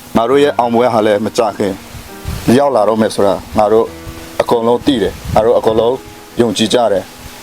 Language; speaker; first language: Burmese; non-native, local second language; Western Kayah